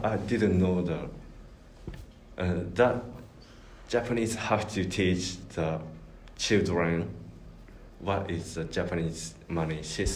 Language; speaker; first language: English; non-native, learner; Japanese